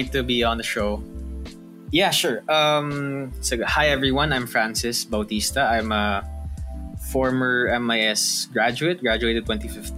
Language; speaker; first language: English; non-native, local second language; Filipino